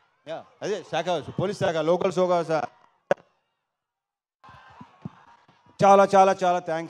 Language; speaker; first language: Telugu; native; Telugu